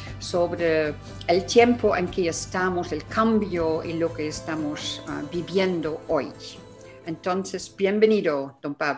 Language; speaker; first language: Spanish; non-native, fluent; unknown